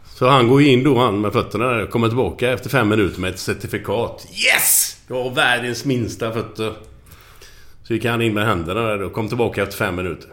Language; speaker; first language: Swedish; native; Swedish